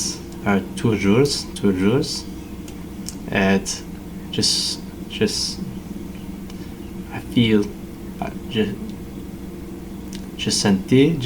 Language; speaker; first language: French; non-native, learner; English